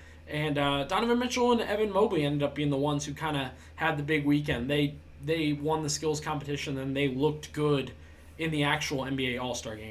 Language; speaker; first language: English; native; English